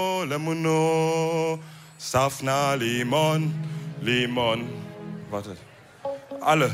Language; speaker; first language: German; early bilingual, other home language; Wolof